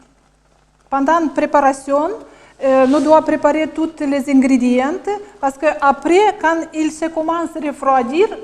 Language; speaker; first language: French; non-native, learner; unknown